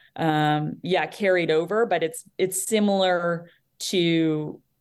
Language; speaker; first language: English; native; English